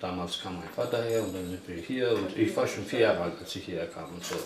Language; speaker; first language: German; early bilingual, other home language; Turkish